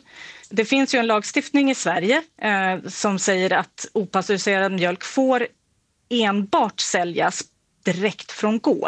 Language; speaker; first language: Swedish; native; Swedish